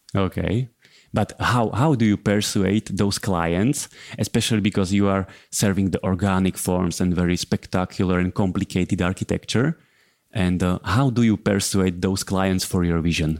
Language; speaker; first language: English; non-native, fluent; Slovak